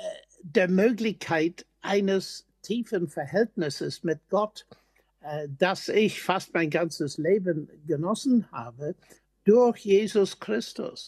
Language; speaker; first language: German; non-native, fluent; English